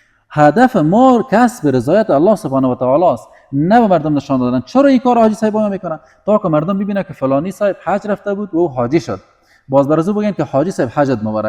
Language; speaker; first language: Persian; native; Persian